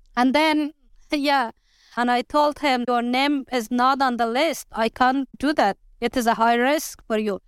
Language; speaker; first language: English; non-native, learner; Persian